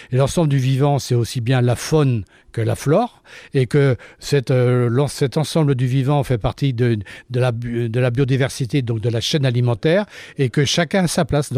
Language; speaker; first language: French; native; French